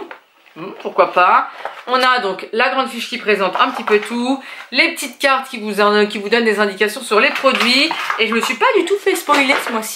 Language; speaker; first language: French; native; French